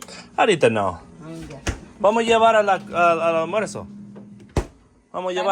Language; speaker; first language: Spanish; non-native, learner; English